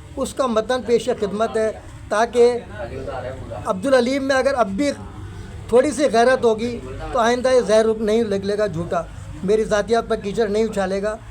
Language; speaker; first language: Urdu; non-native, local second language; Sindhi